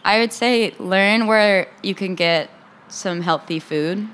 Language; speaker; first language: English; native; English